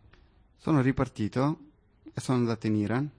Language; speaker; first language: Italian; non-native, fluent; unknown